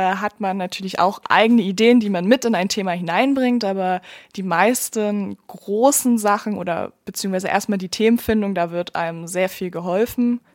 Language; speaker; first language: German; native; German